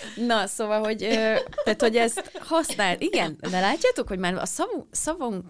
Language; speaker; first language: Hungarian; native; Hungarian